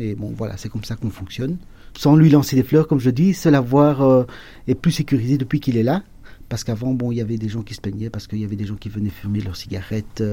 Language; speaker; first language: French; early bilingual, other home language; Spanish